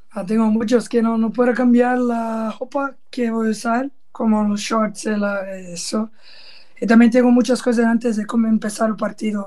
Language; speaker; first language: Spanish; non-native, learner; Portuguese